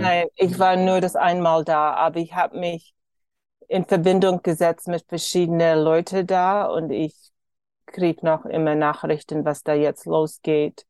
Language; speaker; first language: German; early bilingual, heritage; German